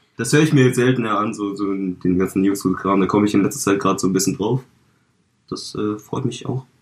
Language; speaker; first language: German; early bilingual, other home language; Vietnamese